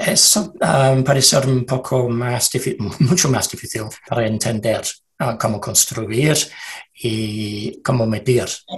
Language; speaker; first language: Spanish; non-native, learner; English